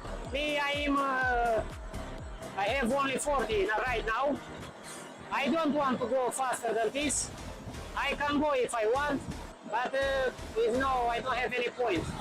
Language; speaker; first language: English; non-native, learner; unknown